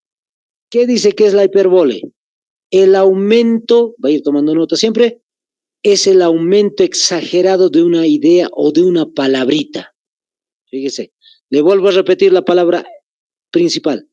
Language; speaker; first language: Spanish; native; Spanish